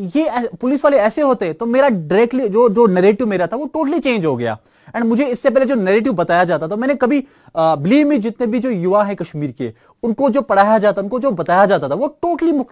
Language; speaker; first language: Hindi; non-native, local second language; Kashmiri